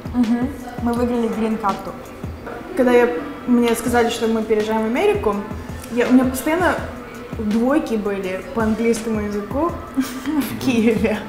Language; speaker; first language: Russian; early bilingual, other home language; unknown